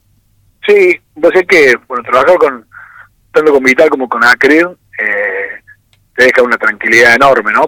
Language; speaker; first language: Spanish; native; Spanish